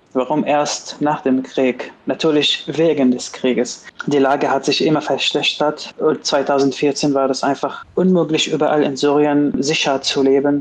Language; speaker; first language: German; non-native, fluent; Arabic